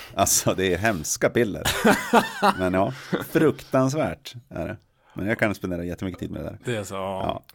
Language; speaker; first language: Swedish; native; Swedish